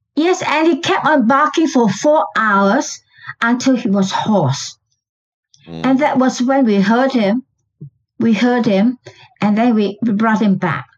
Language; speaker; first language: English; non-native, local second language; Chinese